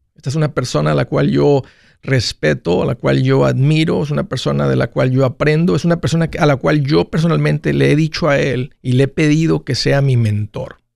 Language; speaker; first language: Spanish; early bilingual, heritage; Spanish